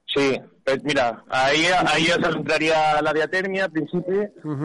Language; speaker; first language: Spanish; non-native, local second language; Catalan